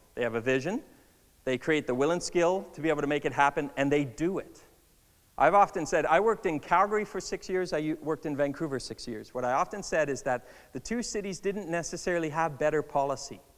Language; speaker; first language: English; native; English